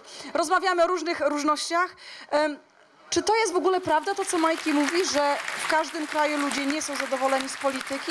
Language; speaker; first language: Polish; native; Polish